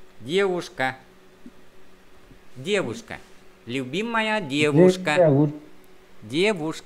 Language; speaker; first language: Russian; non-native, fluent; Vietnamese